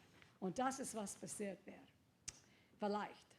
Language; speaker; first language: German; early bilingual, heritage; English